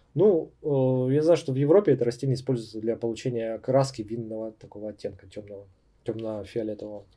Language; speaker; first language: Russian; native; Russian